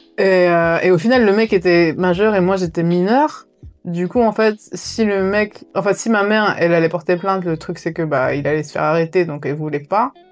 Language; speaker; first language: French; early bilingual, other home language; Japanese